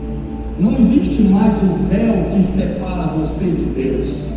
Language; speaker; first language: Portuguese; native; Portuguese